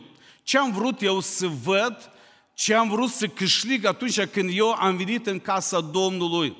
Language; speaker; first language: Romanian; non-native, local second language; Ukrainian